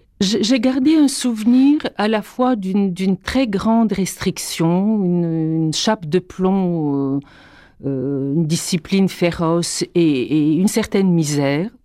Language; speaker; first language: French; non-native, fluent; Bulgarian